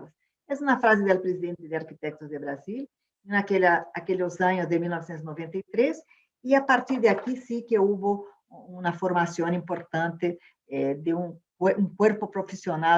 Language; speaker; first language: Spanish; non-native, fluent; Portuguese